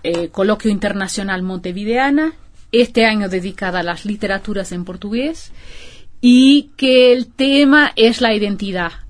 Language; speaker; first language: Spanish; non-native, fluent; Portuguese